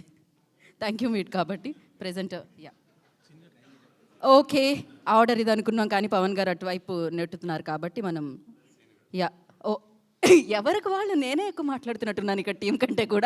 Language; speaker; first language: Telugu; native; Telugu